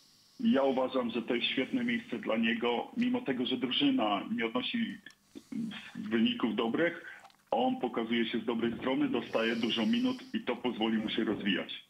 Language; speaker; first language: Polish; native; Polish